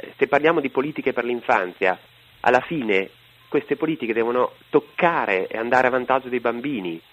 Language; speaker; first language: Italian; native; Italian